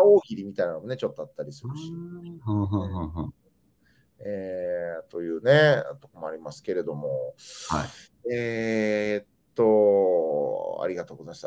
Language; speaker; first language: Japanese; native; Japanese